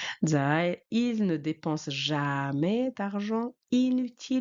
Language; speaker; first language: French; non-native, fluent; Mongolian